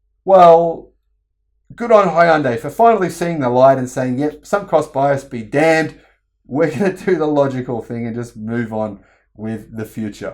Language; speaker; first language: English; native; English